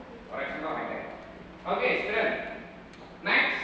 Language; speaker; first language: English; non-native, learner; Indonesian